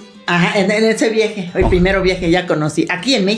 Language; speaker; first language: Spanish; non-native, learner; Thai